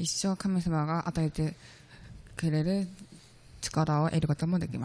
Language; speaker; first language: Japanese; non-native, learner; Korean